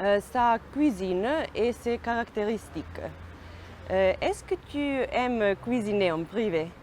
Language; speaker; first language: French; non-native, learner; Serbian